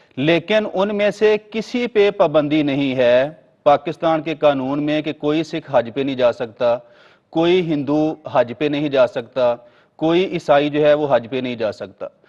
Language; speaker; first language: Urdu; native; Urdu